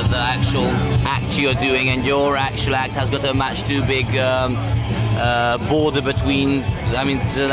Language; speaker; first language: English; non-native, fluent; Hungarian